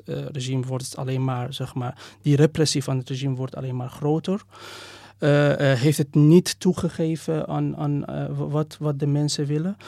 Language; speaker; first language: Dutch; non-native, fluent; Persian